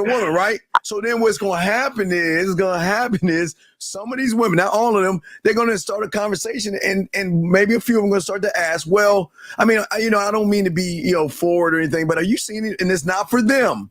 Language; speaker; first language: English; native; English